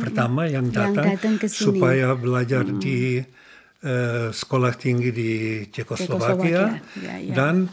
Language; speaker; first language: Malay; non-native, learner; Czech